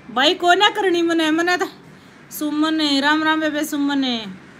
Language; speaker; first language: Hindi; native; Hindi